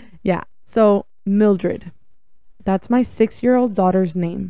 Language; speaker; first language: English; early bilingual, other home language; Spanish